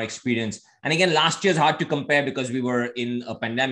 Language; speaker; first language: English; non-native, local second language; Hindi